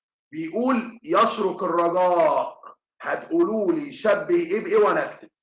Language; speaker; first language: Arabic; native; Arabic